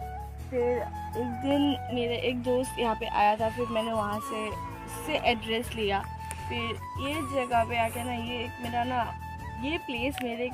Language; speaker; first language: Hindi; non-native, local second language; Assamese